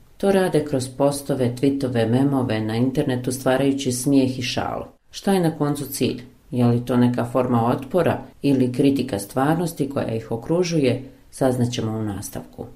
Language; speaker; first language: Bosnian; native; Bosnian